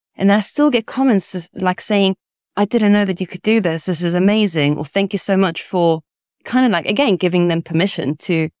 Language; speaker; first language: English; early bilingual, other home language; Italian